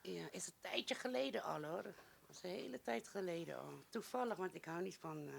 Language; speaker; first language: Dutch; native; Dutch